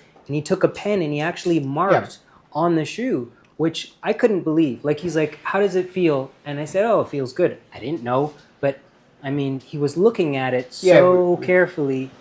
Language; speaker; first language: English; early bilingual, heritage; English